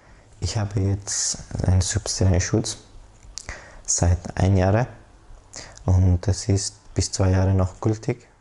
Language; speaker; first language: German; non-native, learner; Persian